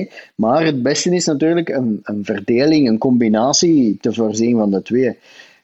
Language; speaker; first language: Dutch; native; Dutch